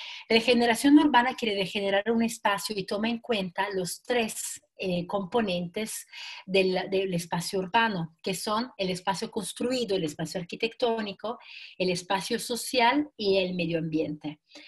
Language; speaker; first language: Spanish; non-native, fluent; Italian